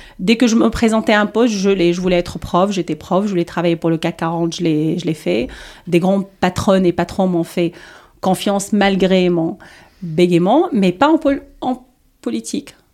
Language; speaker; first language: French; non-native, local second language; Arabic